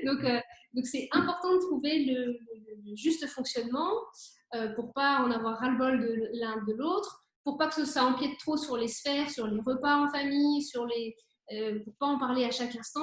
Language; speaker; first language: French; native; French